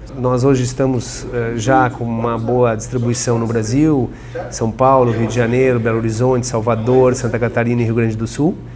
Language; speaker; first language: Portuguese; non-native, fluent; Italian